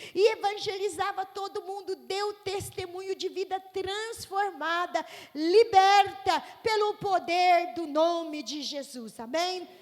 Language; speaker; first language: Portuguese; native; Portuguese